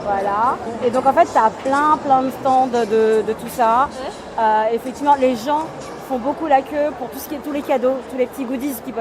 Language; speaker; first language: French; native; French